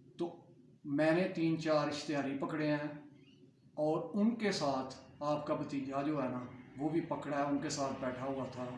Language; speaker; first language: Urdu; non-native, local second language; Punjabi